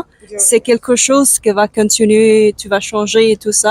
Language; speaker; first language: French; non-native, learner; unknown